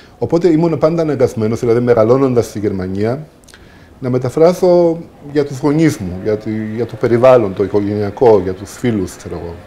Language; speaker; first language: Greek; early bilingual, heritage; Greek